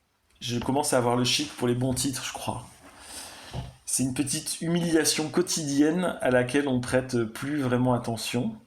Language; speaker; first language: French; native; French